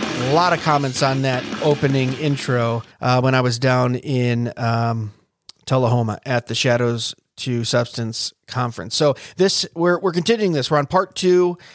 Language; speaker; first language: English; native; English